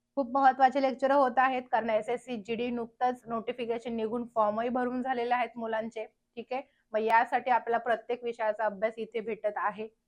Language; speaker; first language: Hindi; non-native, local second language; Marathi